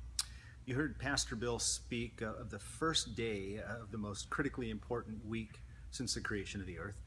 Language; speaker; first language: English; native; English